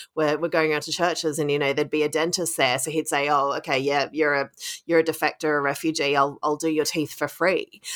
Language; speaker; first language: English; native; English